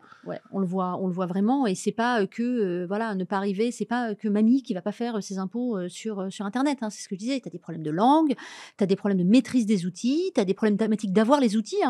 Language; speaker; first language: French; native; French